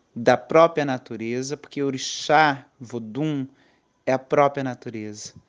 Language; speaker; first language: Portuguese; native; Portuguese